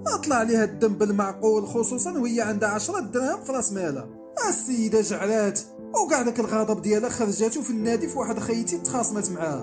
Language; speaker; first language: Arabic; native; Arabic